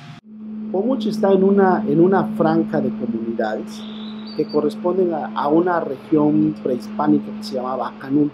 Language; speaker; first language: Spanish; native; Spanish